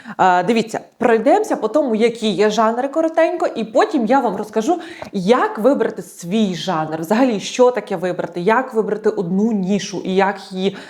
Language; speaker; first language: Ukrainian; non-native, local second language; Russian